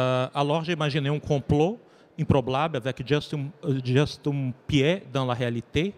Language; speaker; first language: French; non-native, learner; Portuguese